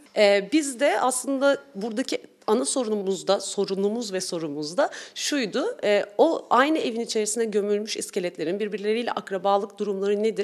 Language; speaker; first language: Turkish; native; Turkish